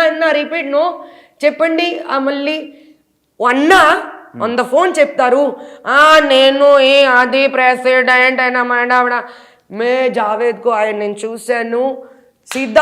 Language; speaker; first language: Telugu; non-native, fluent; Hindi